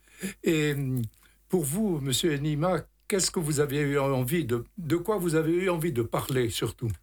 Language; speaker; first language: French; native; French